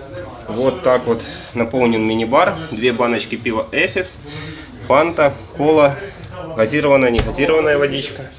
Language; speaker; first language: Russian; native; Russian